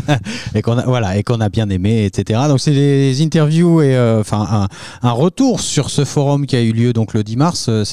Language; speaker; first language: French; native; French